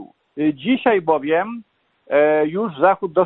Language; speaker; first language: Polish; native; Polish